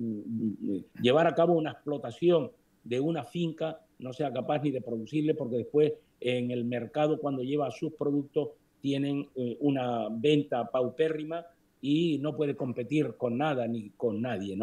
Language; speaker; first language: Spanish; native; Spanish